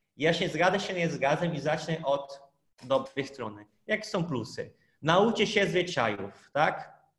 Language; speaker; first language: Polish; non-native, fluent; Portuguese